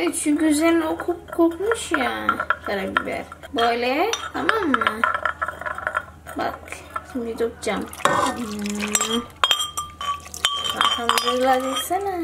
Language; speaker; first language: Turkish; non-native, learner; Indonesian